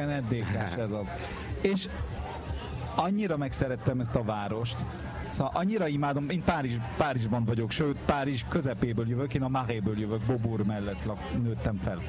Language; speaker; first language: Hungarian; early bilingual, heritage; French